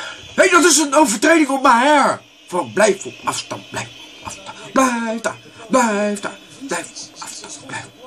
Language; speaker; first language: Dutch; native; Dutch